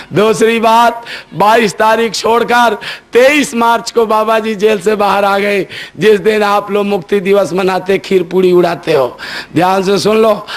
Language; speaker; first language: Hindi; native; Hindi